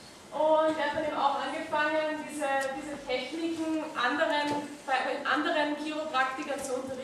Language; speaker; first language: German; native; German